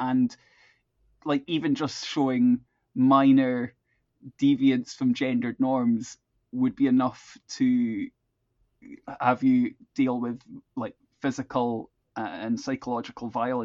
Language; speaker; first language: English; native; English